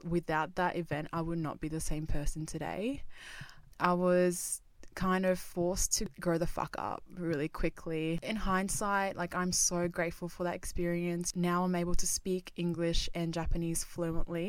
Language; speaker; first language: English; non-native, fluent; Japanese